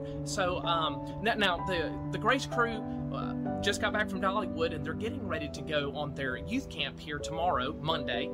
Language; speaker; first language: English; native; English